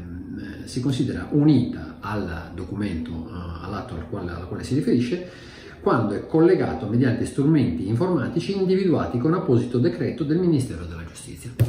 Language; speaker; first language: Italian; native; Italian